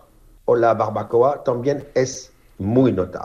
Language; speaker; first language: Spanish; non-native, fluent; French